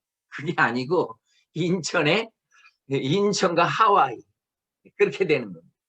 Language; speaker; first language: Korean; native; Korean